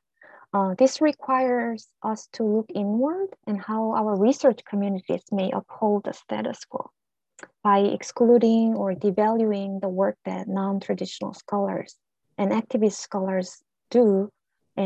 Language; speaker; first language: English; non-native, fluent; Korean